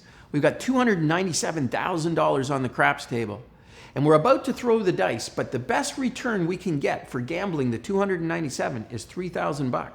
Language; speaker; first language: English; native; English